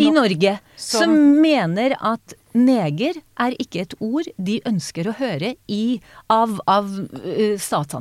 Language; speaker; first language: Norwegian; non-native, fluent; Hebrew